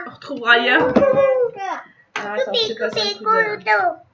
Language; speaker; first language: French; native; French